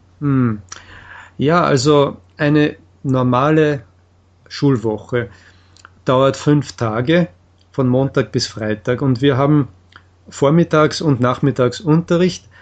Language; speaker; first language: German; native; German